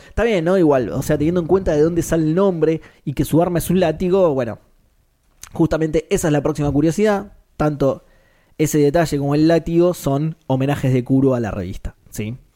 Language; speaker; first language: Spanish; native; Spanish